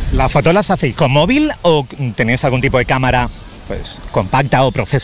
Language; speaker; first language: Spanish; native; Spanish